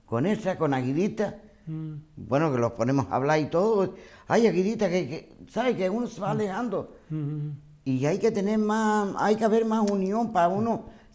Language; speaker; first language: Spanish; native; Spanish